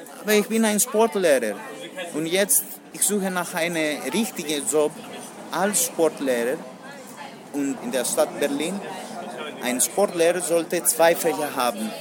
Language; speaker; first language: German; non-native, learner; Greek